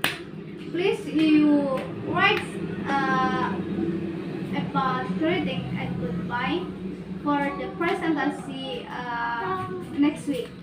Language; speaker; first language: English; non-native, learner; Indonesian